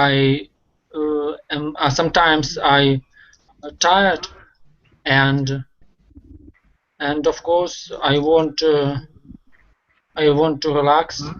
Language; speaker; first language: English; non-native, learner; Russian